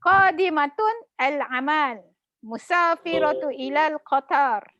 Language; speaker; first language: Arabic; non-native, learner; Malay